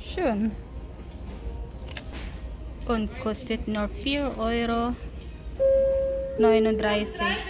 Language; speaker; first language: German; non-native, learner; Filipino